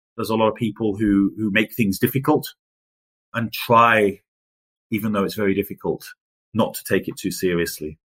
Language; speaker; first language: English; native; English